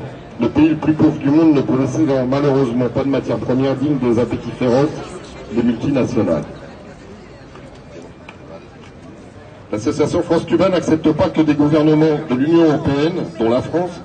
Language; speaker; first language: French; native; French